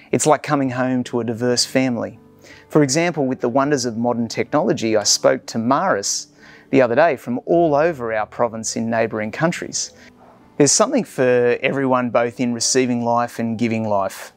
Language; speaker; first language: English; native; English